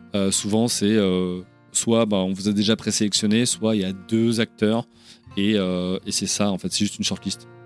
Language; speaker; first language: French; native; French